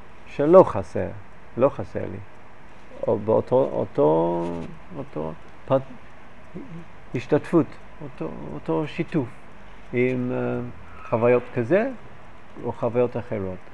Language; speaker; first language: Hebrew; non-native, fluent; English